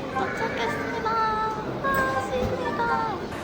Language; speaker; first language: Korean; native; Korean